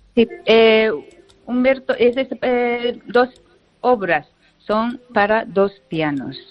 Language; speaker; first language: Spanish; non-native, fluent; Japanese